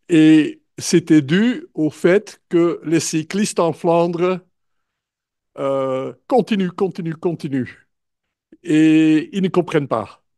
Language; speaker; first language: French; non-native, local second language; Dutch